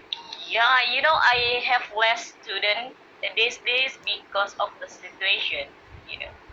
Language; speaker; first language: English; non-native, learner; Indonesian